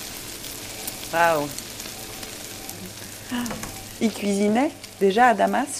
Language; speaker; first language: French; native; French